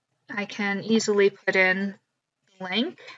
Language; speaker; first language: English; native; English